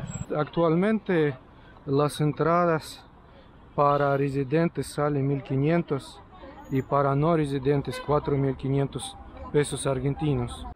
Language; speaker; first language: Spanish; non-native, learner; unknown